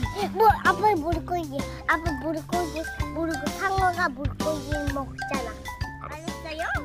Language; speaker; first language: Korean; early bilingual, heritage; Korean